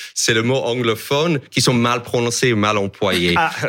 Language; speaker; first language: French; non-native, fluent; English